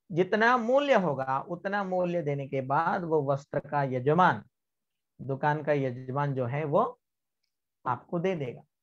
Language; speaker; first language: Hindi; non-native, local second language; Marathi